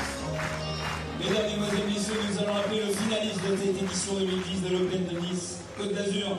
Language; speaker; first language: French; native; French